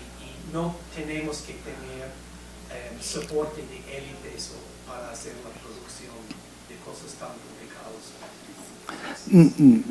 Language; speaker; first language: Spanish; non-native, fluent; English